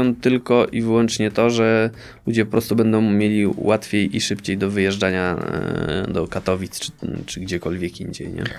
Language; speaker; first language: Polish; native; Polish